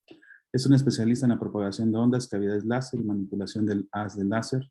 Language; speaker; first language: Spanish; native; Spanish